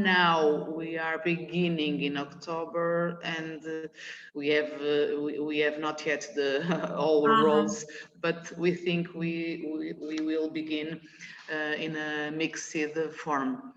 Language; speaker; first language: English; non-native, learner; Portuguese